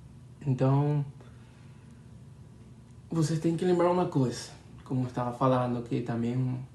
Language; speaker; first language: Portuguese; non-native, learner; Spanish